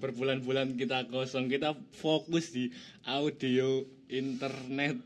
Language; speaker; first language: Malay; non-native, local second language; Javanese